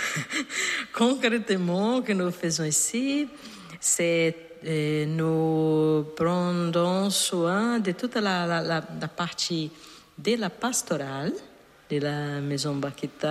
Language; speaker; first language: French; non-native, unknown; Portuguese